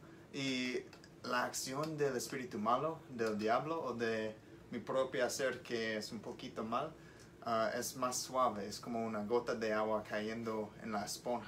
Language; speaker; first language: Spanish; non-native, learner; English